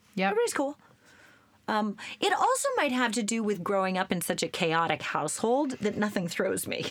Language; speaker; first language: English; native; English